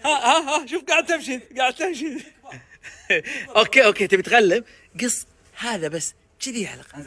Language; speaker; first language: Arabic; native; Arabic